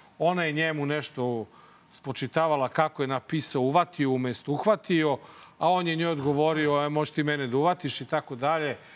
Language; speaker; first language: Serbian; native; Serbian